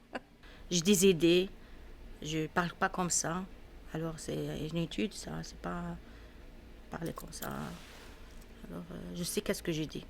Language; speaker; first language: French; non-native, learner; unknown